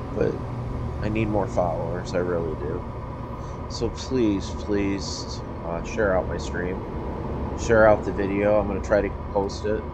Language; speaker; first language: English; native; English